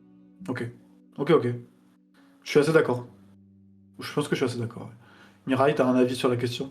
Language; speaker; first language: French; native; French